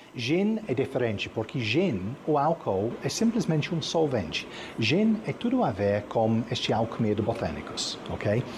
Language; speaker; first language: Portuguese; non-native, fluent; English